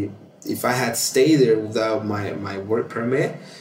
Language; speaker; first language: English; native; English